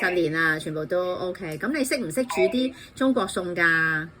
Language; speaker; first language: Cantonese; native; Cantonese